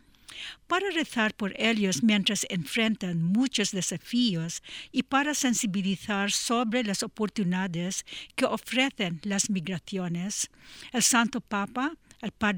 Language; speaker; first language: Spanish; non-native, learner; English